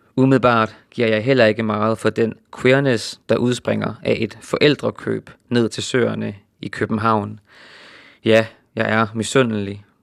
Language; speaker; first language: Danish; native; Danish